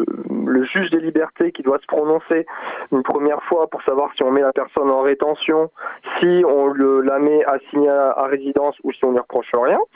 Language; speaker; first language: French; native; French